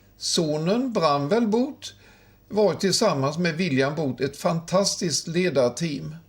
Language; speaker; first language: Swedish; native; Swedish